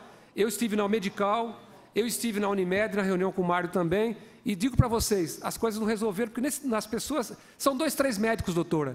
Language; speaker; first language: Portuguese; native; Portuguese